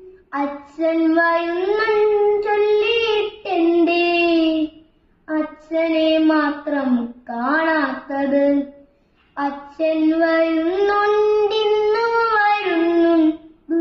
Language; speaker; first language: Malayalam; native; Malayalam